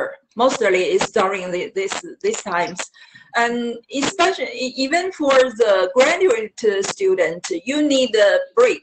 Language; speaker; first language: English; non-native, learner; Chinese